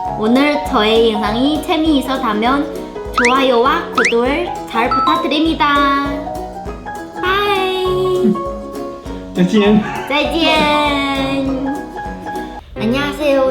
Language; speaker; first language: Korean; non-native, learner; Chinese